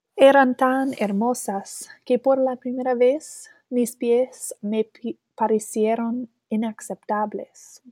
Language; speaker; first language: Spanish; non-native, learner; English